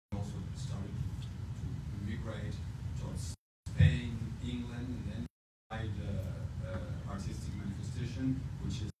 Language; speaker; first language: English; non-native, fluent; Spanish